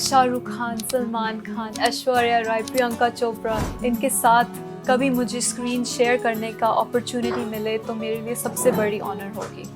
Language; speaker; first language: Hindi; non-native, local second language; Punjabi